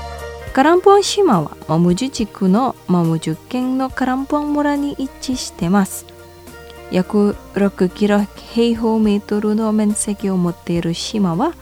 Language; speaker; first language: Japanese; non-native, fluent; Indonesian